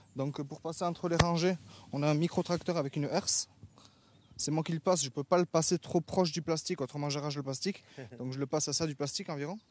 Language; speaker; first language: French; native; French